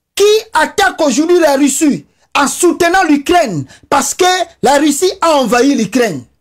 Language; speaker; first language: French; non-native, local second language; Lingala